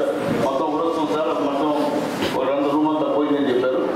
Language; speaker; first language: Telugu; native; Telugu